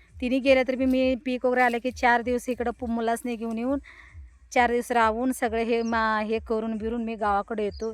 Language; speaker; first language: Marathi; non-native, local second language; Kannada